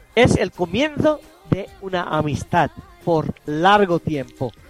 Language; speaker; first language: Spanish; non-native, fluent; Bangla